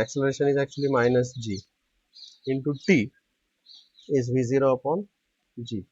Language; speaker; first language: English; non-native, local second language; Hindi